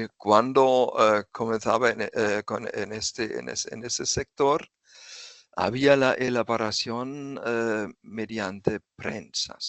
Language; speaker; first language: Spanish; non-native, fluent; German